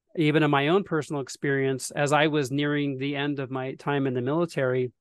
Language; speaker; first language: English; native; English